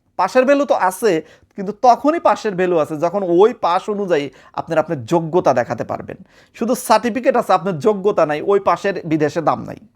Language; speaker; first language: Bangla; native; Bangla